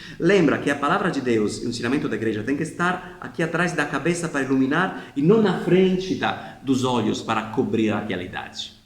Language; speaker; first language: Portuguese; non-native, fluent; Italian